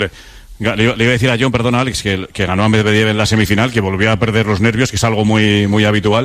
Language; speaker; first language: Spanish; native; Spanish